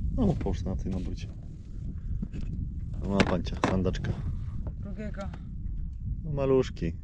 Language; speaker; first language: Polish; native; Polish